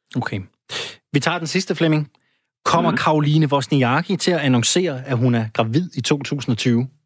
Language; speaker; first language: Danish; native; Danish